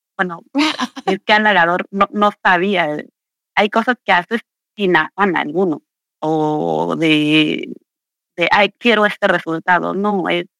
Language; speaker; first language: Spanish; native; Spanish